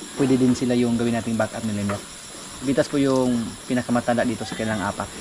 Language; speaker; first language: Filipino; non-native, local second language; Cebuano